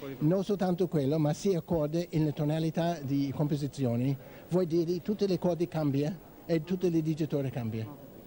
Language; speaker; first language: Italian; non-native, fluent; English